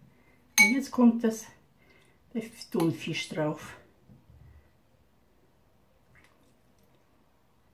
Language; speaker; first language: German; non-native, fluent; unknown